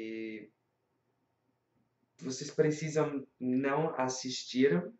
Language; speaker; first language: Portuguese; non-native, learner; English